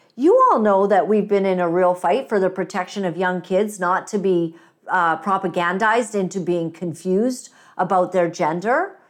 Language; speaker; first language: English; native; English